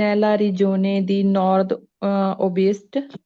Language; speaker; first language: Italian; non-native, learner; Punjabi